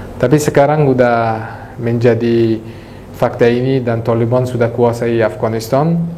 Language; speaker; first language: Indonesian; non-native, fluent; Persian